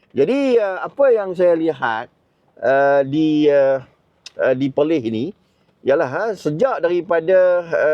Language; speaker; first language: Malay; native; Malay